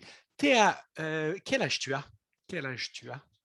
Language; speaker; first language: French; non-native, fluent; English